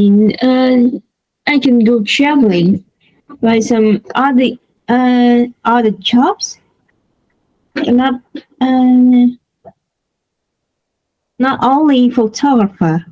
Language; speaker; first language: English; non-native, learner; Vietnamese